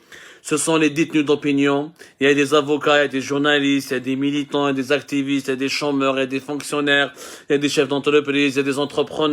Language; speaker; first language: French; non-native, local second language; Arabic